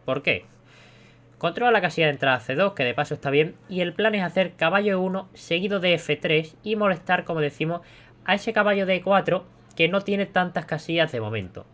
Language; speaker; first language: Spanish; native; Spanish